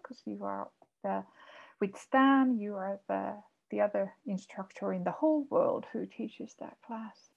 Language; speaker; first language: English; non-native, fluent; Finnish